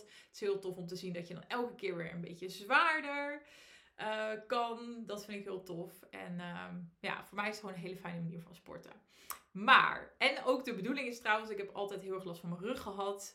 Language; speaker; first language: Dutch; native; Dutch